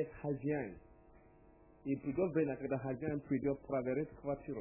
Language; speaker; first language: Russian; non-native, learner; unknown